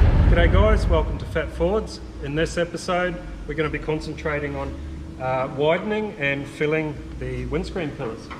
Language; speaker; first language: English; native; English